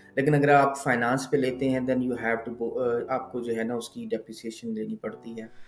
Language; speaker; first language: Urdu; native; Urdu